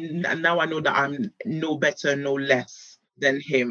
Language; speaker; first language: English; native; English